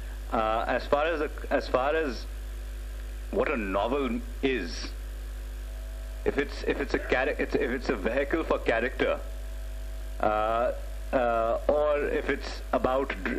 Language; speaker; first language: English; early bilingual, other home language; Urdu